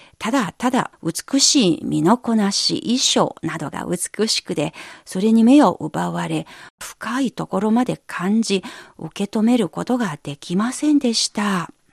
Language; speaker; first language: Japanese; non-native, fluent; Chinese